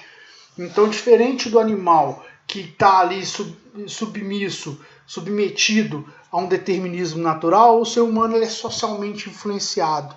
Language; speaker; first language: Portuguese; native; Portuguese